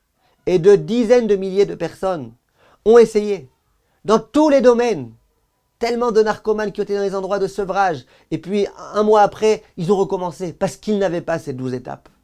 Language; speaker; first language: French; native; French